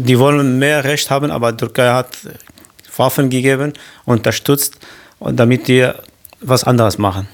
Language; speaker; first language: German; non-native, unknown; Kurdish